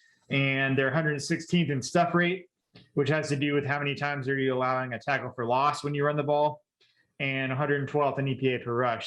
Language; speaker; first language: English; native; English